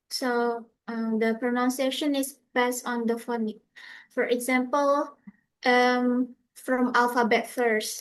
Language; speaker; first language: English; non-native, fluent; Indonesian